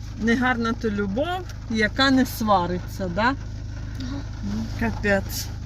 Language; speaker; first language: Ukrainian; native; Ukrainian